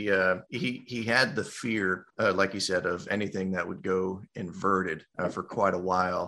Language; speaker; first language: English; native; English